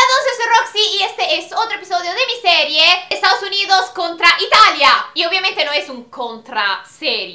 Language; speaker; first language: Spanish; non-native, fluent; Italian